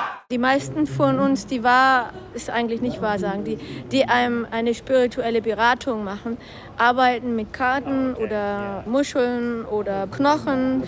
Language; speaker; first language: German; native; German